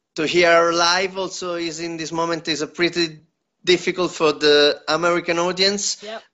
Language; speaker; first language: English; non-native, learner; Italian